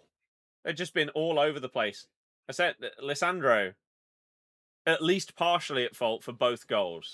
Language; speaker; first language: English; native; English